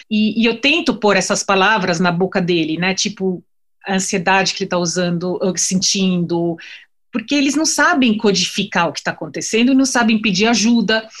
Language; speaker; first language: Portuguese; non-native, fluent; French